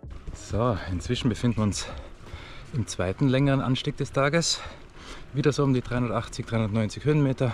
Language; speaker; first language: German; native; German